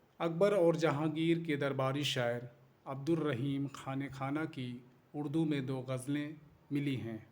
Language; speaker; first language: Urdu; native; Urdu